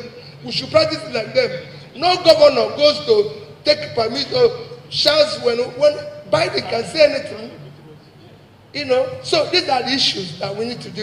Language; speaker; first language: English; non-native, local second language; Igbo